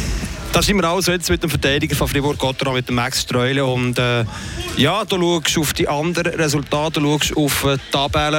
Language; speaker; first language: German; native; German